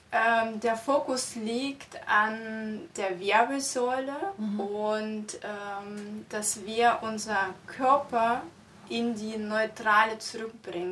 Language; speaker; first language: German; non-native, fluent; Russian